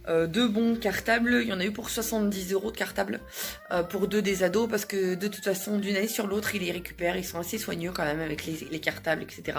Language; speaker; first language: French; native; French